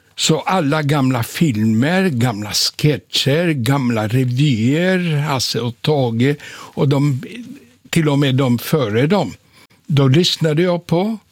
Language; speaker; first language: Swedish; non-native, fluent; Polish